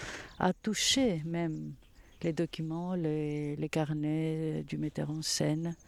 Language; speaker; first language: French; non-native, fluent; Greek